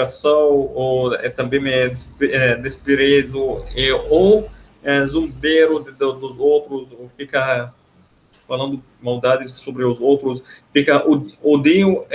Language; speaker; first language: Portuguese; non-native, learner; Arabic